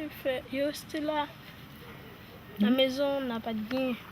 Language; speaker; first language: French; non-native, learner; Haitian Creole